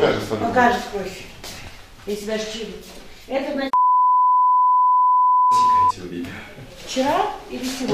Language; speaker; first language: Russian; non-native, local second language; Kyrgyz